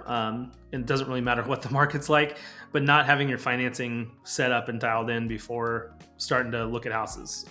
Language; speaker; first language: English; native; English